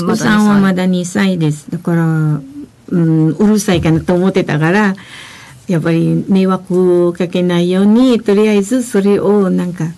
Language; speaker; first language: Japanese; non-native, learner; Filipino